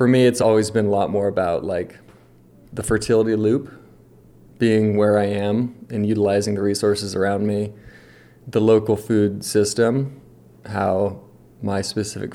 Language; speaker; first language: English; native; English